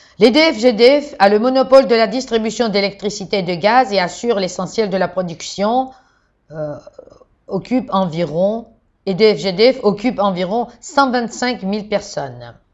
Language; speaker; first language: French; non-native, fluent; Georgian